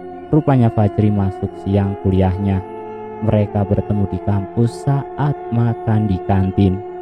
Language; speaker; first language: Indonesian; native; Indonesian